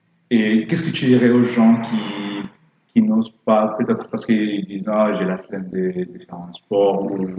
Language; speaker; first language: French; non-native, fluent; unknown